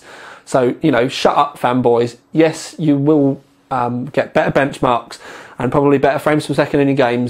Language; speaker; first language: English; native; English